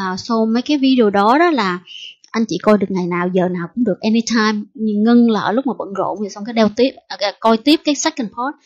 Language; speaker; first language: Vietnamese; early bilingual, heritage; Vietnamese